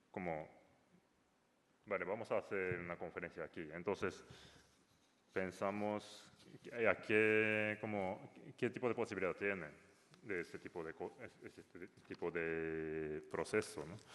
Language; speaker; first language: Spanish; non-native, learner; Japanese